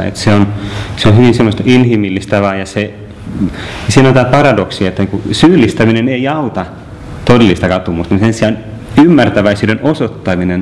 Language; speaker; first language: Finnish; native; Finnish